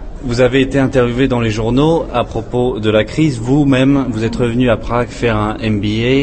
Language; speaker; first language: French; native; French